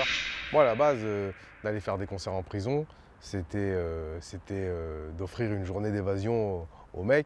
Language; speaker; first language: French; native; French